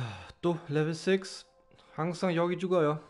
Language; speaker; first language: Korean; non-native, fluent; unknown